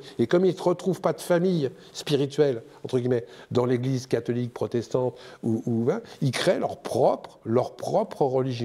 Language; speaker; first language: French; native; French